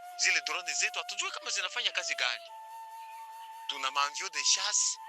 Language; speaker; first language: Swahili; native; Swahili